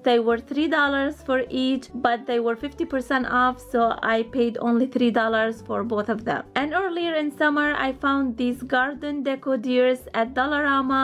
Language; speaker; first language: English; non-native, fluent; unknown